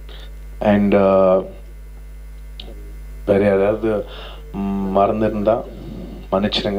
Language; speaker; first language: Tamil; non-native, local second language; Telugu